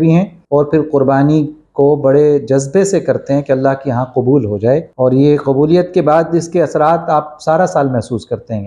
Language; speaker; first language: Urdu; native; Urdu